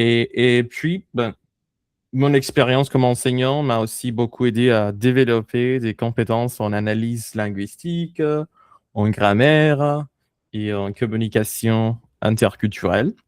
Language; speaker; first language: French; non-native, fluent; Spanish